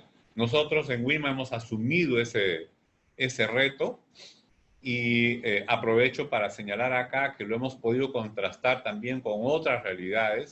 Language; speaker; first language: Spanish; native; Spanish